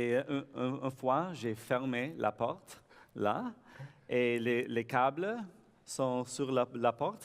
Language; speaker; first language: French; non-native, learner; English